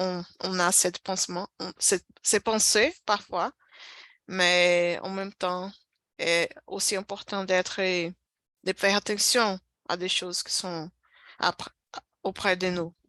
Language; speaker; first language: French; non-native, fluent; Portuguese